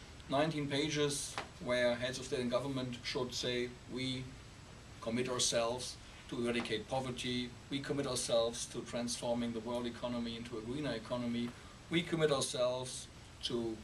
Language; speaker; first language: English; non-native, fluent; German